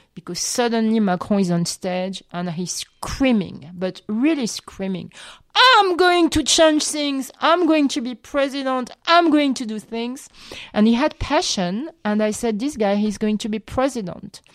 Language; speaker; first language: English; non-native, fluent; French